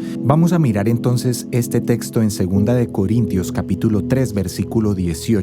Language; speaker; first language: Spanish; native; Spanish